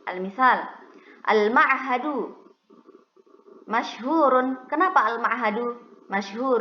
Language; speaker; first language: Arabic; non-native, fluent; Indonesian